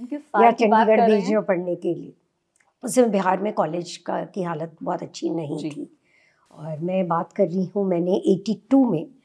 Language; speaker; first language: Hindi; native; Hindi